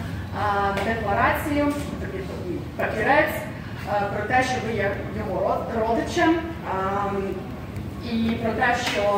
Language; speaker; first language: Ukrainian; native; Ukrainian